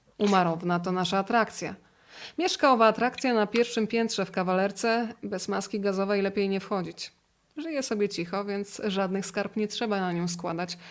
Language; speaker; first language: Polish; native; Polish